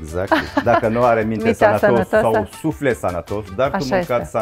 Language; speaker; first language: Romanian; non-native, learner; Turkish